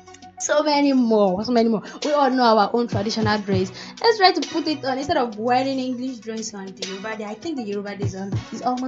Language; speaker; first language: English; non-native, local second language; Yoruba